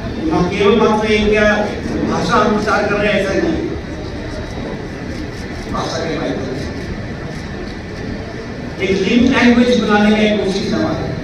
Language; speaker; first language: Hindi; non-native, local second language; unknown